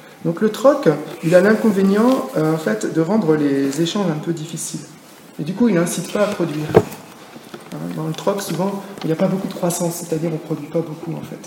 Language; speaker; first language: French; native; French